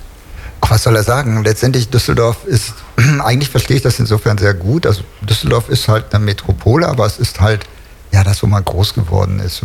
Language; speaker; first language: German; native; German